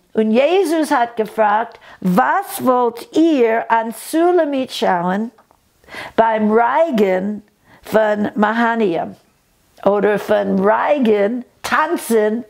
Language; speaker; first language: German; non-native, fluent; English